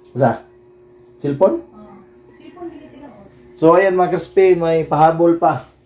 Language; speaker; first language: Filipino; non-native, local second language; Cebuano